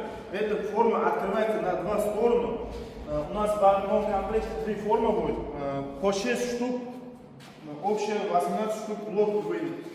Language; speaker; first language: Russian; non-native, learner; Uzbek